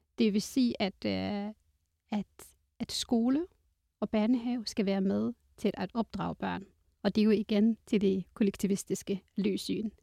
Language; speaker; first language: Danish; non-native, fluent; Arabic